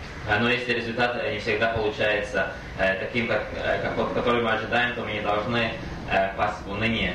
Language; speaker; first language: Russian; native; Russian